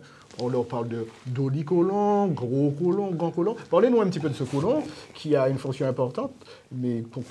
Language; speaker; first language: French; native; French